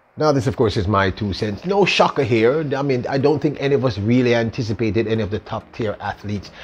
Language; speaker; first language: English; native; English